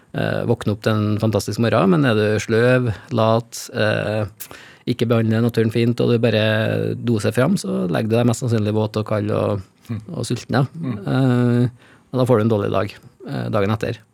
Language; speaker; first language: Norwegian; native; Norwegian